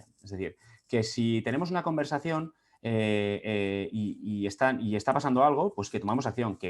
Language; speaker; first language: Spanish; native; Spanish